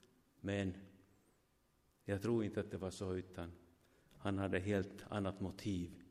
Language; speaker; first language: Swedish; non-native, fluent; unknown